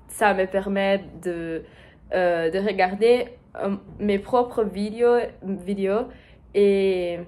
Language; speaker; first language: French; non-native, learner; Portuguese